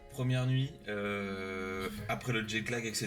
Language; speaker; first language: French; native; French